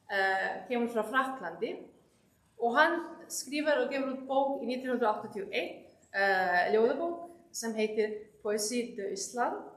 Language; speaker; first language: Icelandic; non-native, fluent; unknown